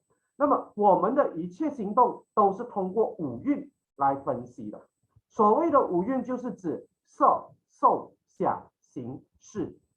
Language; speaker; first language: Chinese; native; Chinese